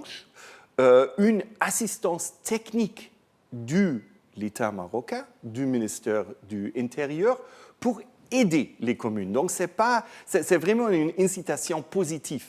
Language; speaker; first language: French; non-native, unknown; German